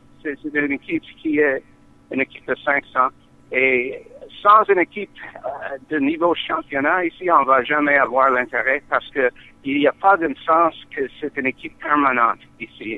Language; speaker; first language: French; non-native, learner; English